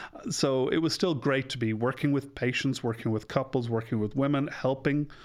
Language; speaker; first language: English; native; English